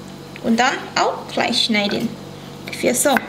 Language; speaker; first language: German; non-native, learner; Thai